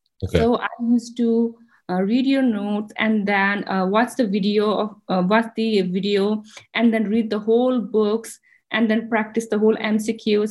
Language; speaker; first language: English; non-native, local second language; Nepali